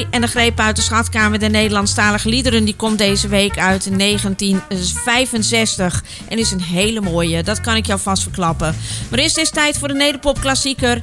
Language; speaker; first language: Dutch; native; Dutch